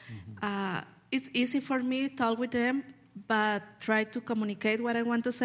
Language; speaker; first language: English; non-native, learner; Spanish